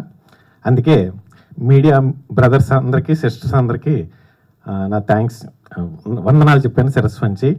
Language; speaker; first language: Telugu; native; Telugu